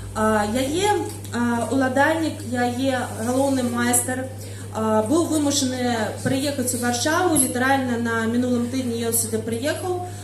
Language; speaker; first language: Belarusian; non-native, local second language; Russian